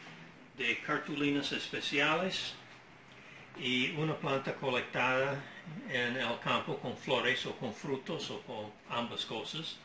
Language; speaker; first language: Spanish; non-native, fluent; English